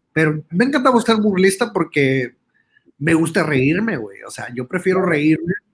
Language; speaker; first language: Spanish; early bilingual, heritage; Spanish